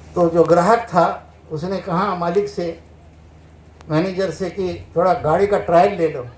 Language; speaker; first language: Hindi; non-native, local second language; Marathi